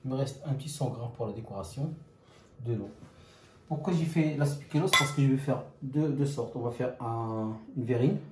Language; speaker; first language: French; non-native, local second language; Arabic